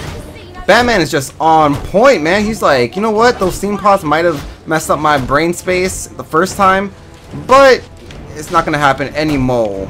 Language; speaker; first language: English; native; English